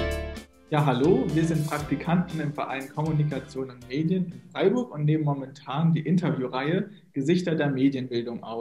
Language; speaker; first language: German; native; German